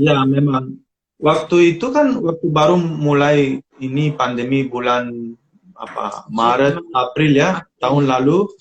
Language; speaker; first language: Indonesian; non-native, fluent; Romanian